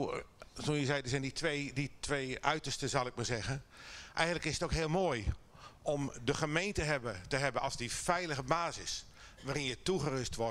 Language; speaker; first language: Dutch; native; Dutch